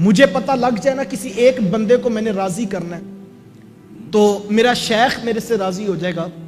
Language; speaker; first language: Urdu; non-native, local second language; Punjabi